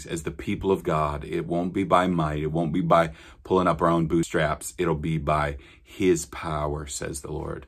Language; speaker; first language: English; native; English